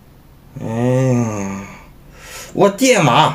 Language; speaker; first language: Chinese; native; Chinese